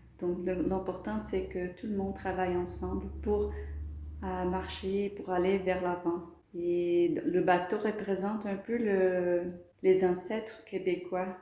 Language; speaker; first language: French; non-native, fluent; Portuguese